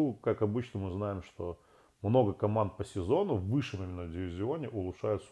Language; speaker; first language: Russian; native; Russian